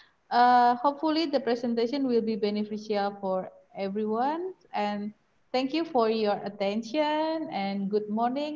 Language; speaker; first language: English; non-native, fluent; Indonesian